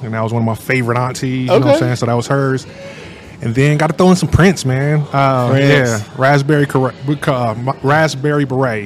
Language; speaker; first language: English; native; English